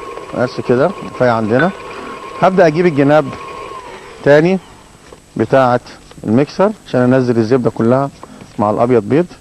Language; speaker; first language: Arabic; native; Arabic